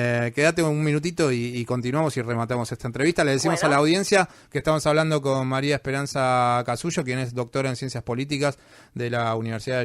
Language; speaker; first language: Spanish; native; Spanish